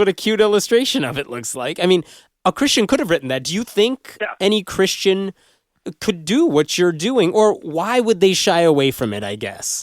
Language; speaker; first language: English; native; English